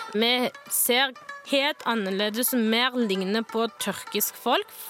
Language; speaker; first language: Norwegian; non-native, fluent; Chinese